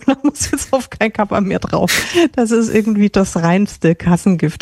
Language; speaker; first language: German; native; German